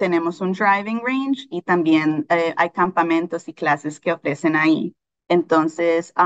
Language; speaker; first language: Spanish; early bilingual, heritage; Spanish